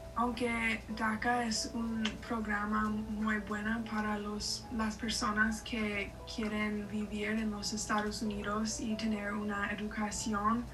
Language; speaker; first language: Spanish; non-native, learner; English